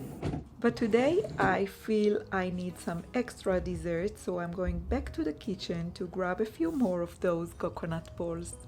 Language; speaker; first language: English; non-native, fluent; Hebrew